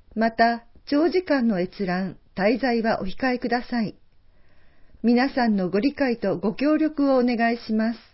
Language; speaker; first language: Japanese; native; Japanese